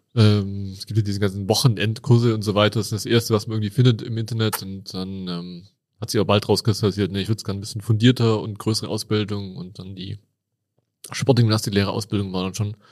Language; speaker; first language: German; native; German